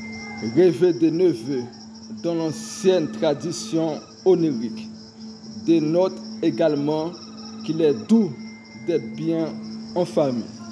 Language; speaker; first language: French; non-native, local second language; Haitian Creole